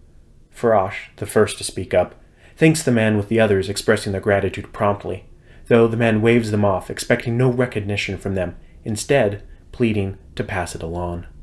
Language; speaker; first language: English; native; English